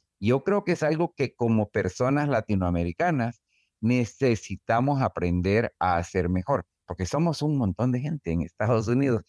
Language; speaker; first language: Spanish; native; Spanish